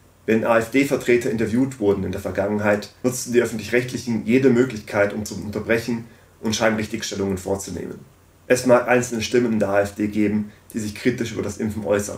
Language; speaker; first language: German; native; German